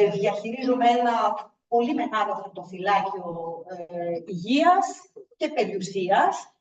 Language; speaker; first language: Greek; early bilingual, heritage; Greek